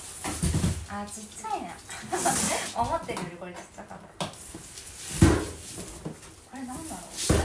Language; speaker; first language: Japanese; native; Japanese